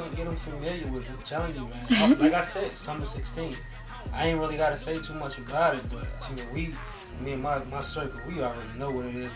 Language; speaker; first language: English; native; English